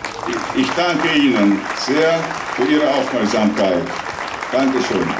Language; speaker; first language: German; non-native, fluent; Russian